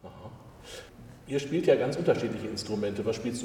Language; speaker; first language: German; native; German